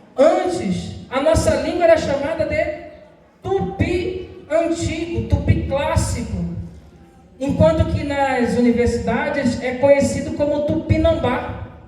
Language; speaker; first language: Portuguese; native; Portuguese